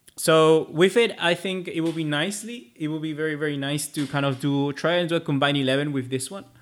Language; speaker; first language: English; non-native, fluent; Spanish